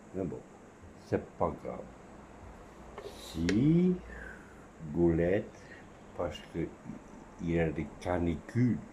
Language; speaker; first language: French; non-native, fluent; Dutch